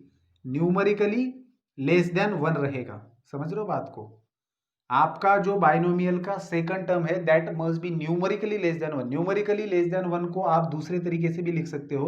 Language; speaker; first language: Hindi; native; Hindi